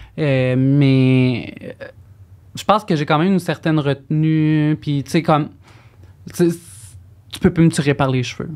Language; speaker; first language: French; native; French